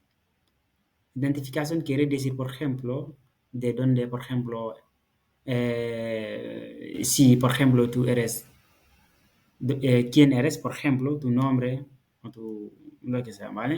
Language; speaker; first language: Spanish; non-native, fluent; Fula